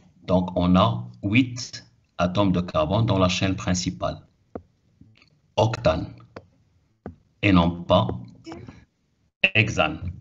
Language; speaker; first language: French; non-native, local second language; Arabic